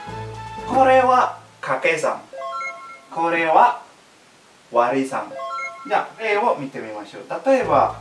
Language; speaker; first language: Japanese; non-native, learner; Indonesian